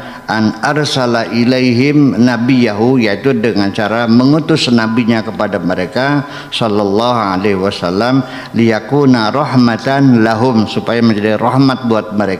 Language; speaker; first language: Indonesian; native; Indonesian